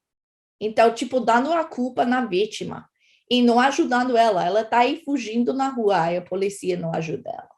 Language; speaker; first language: Portuguese; non-native, fluent; English